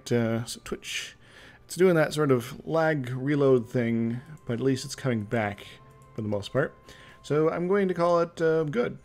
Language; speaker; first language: English; native; English